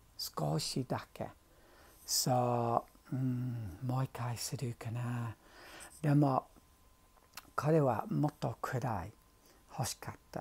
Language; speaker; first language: Japanese; non-native, learner; English